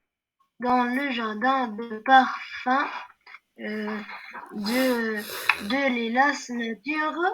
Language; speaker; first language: French; non-native, learner; Arabic